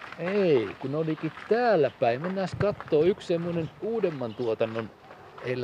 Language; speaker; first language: Finnish; native; Finnish